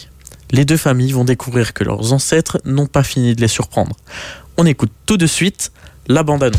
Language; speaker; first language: French; native; French